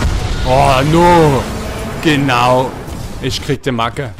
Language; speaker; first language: German; native; German